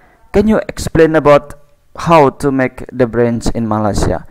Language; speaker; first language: English; non-native, fluent; Indonesian